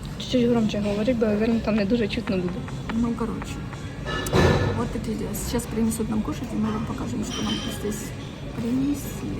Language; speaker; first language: Russian; non-native, local second language; Ukrainian